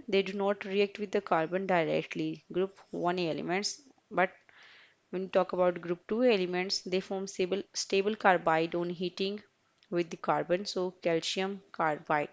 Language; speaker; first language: English; non-native, local second language; Urdu